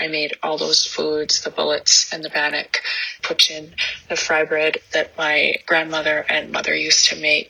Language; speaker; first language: English; native; English